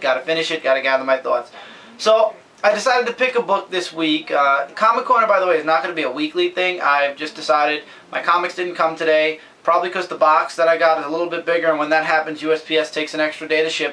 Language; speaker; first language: English; native; English